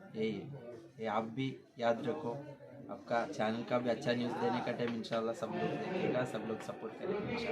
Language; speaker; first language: Hindi; non-native, local second language; Malayalam